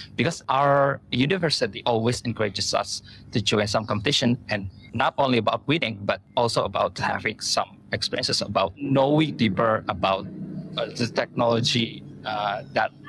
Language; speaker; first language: English; non-native, fluent; Indonesian